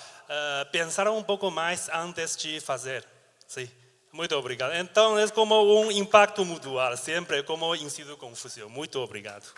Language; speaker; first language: Portuguese; non-native, learner; Chinese